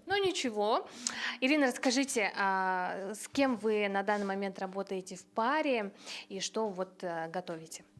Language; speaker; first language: Russian; native; Russian